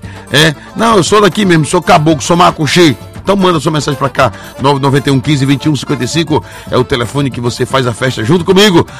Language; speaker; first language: Portuguese; native; Portuguese